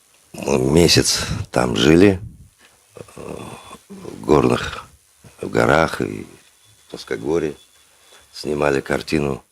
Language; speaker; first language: Russian; non-native, local second language; Uzbek